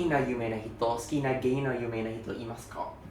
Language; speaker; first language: Japanese; non-native, learner; English